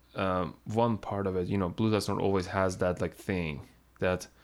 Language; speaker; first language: English; non-native, fluent; Persian